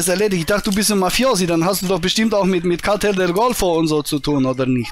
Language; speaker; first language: German; native; German